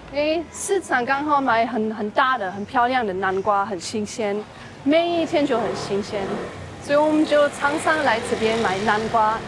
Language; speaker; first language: Chinese; non-native, fluent; German